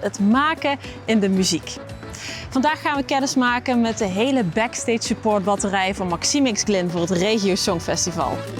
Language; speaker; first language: Dutch; native; Dutch